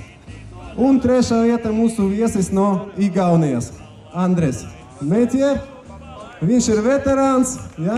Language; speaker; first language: Latvian; non-native, local second language; Russian